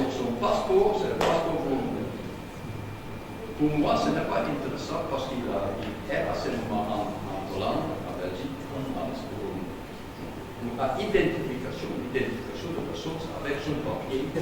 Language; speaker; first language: French; non-native, learner; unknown